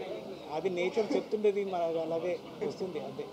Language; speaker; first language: Telugu; non-native, fluent; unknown